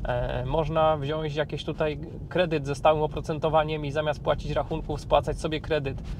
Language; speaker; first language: Polish; native; Polish